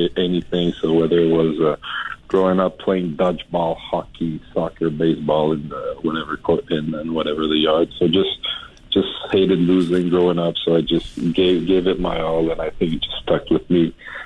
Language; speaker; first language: English; non-native, fluent; French